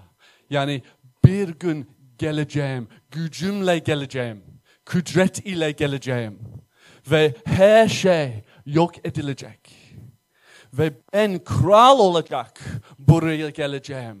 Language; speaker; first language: Turkish; non-native, fluent; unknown